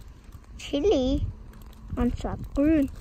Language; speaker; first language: German; early bilingual, other home language; Indonesian